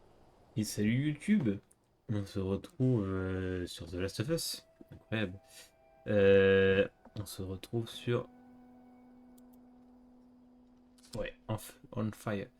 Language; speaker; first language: French; native; French